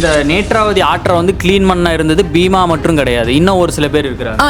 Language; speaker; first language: Tamil; native; Tamil